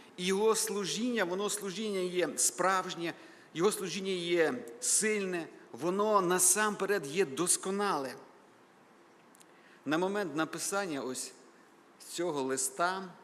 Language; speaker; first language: Ukrainian; native; Ukrainian